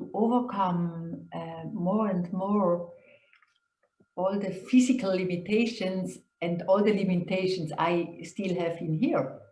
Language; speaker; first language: English; non-native, fluent; German